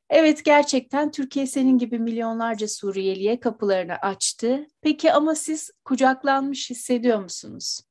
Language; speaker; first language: Turkish; native; Turkish